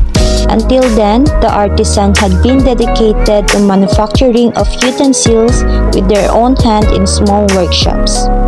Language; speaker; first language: English; non-native, local second language; Filipino